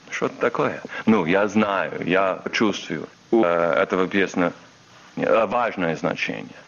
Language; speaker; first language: Russian; non-native, learner; English